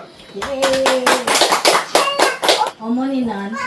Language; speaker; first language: Korean; non-native, local second language; Filipino